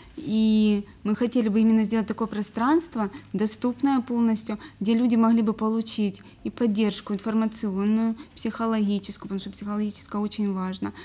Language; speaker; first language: Russian; native; Russian